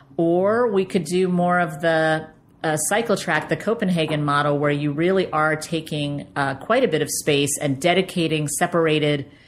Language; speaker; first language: English; native; English